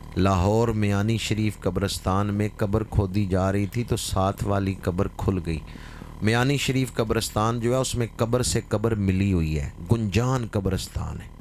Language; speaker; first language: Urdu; non-native, local second language; Punjabi